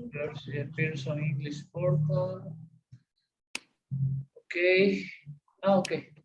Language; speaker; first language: English; non-native, learner; Spanish